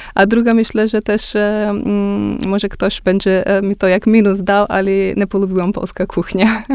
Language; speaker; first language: Polish; non-native, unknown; Macedonian